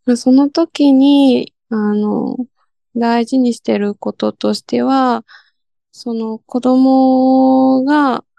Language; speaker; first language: Japanese; native; Japanese